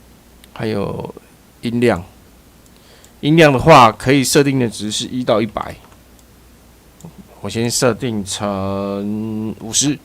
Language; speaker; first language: Chinese; native; Chinese